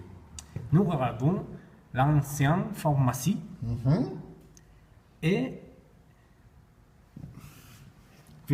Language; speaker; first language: French; non-native, learner; Spanish